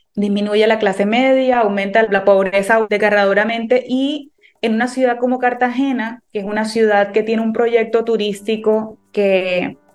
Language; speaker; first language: Spanish; native; Spanish